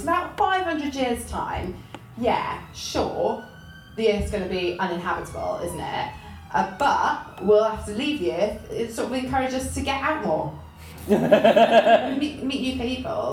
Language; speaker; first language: English; native; English